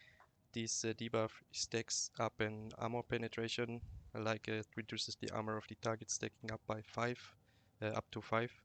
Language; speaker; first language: English; non-native, fluent; German